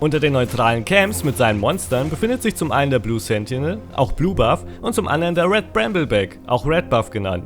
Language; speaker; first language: German; native; German